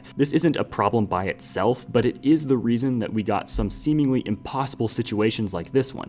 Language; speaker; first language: English; native; English